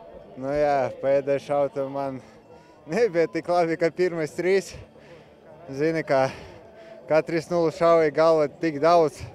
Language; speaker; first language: Latvian; non-native, local second language; Russian